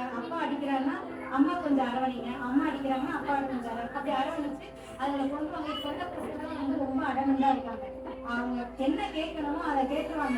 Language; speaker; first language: Tamil; native; Tamil